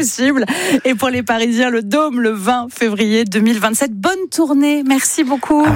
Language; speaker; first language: French; native; French